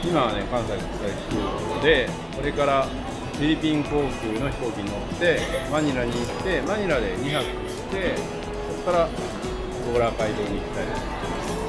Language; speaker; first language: Japanese; native; Japanese